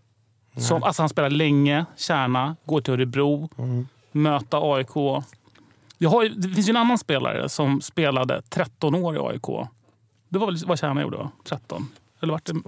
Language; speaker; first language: Swedish; native; Swedish